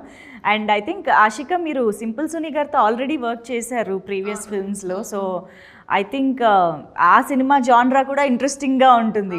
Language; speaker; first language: Telugu; native; Telugu